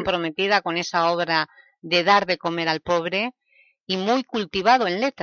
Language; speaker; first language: Spanish; native; Spanish